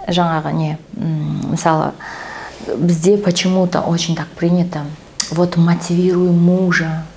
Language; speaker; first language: Russian; non-native, local second language; Kazakh